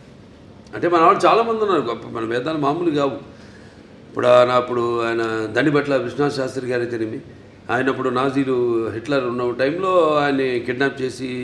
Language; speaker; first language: Telugu; native; Telugu